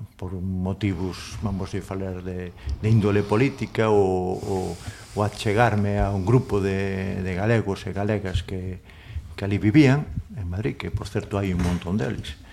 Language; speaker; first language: Galician; non-native, local second language; Spanish